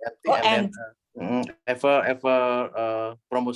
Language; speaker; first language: English; non-native, learner; Indonesian